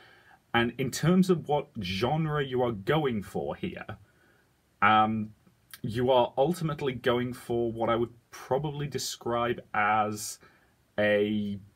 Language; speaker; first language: English; native; English